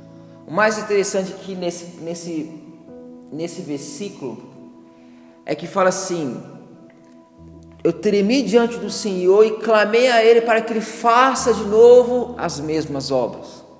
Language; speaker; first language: Portuguese; native; Portuguese